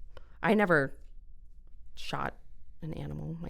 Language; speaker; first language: English; native; English